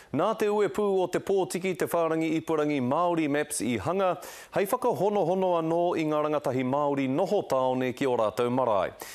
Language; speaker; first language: Māori; non-native, local second language; English